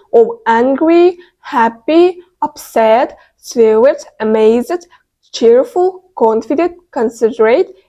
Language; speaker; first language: English; non-native, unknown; Kazakh